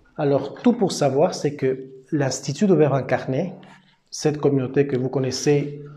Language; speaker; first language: French; non-native, fluent; Spanish